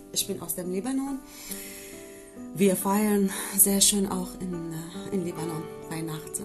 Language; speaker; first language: German; non-native, learner; Arabic